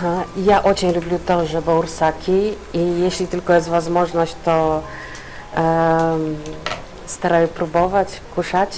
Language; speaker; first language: Russian; non-native, fluent; Polish